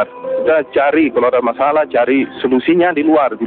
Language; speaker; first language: Indonesian; non-native, fluent; Dutch